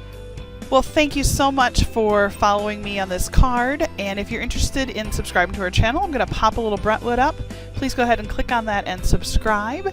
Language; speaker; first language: English; native; English